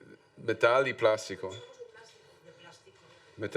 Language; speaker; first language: Spanish; non-native, learner; English